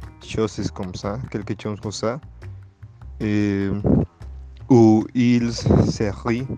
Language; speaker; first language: French; non-native, learner; Spanish